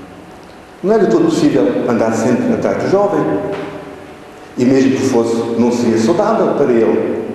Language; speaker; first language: Portuguese; native; Portuguese